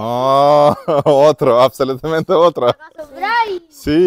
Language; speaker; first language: Spanish; non-native, learner; Russian